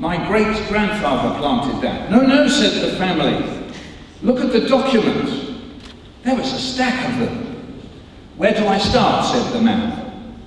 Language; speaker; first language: English; native; English